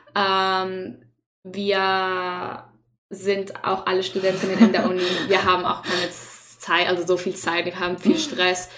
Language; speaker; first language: German; non-native, fluent; Spanish